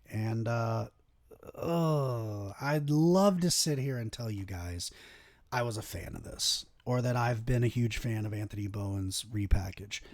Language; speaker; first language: English; native; English